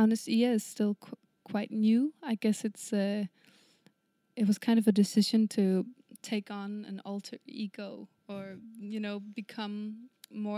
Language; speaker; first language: English; non-native, fluent; Danish